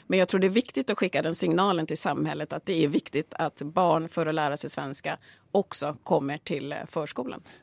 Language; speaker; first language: Swedish; early bilingual, other home language; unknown